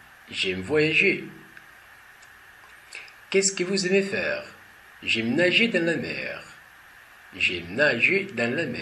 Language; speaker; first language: French; non-native, fluent; Portuguese